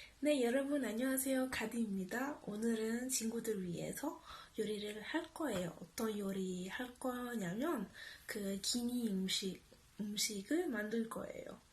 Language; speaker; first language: Korean; non-native, learner; French